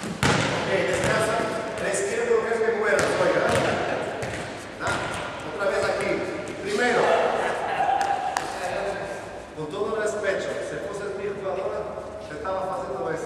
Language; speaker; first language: Spanish; non-native, learner; Portuguese